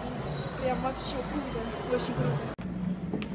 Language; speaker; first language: Russian; native; Russian